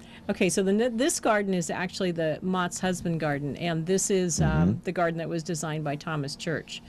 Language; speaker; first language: English; native; English